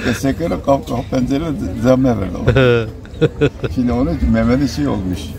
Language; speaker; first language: Turkish; non-native, local second language; Zaza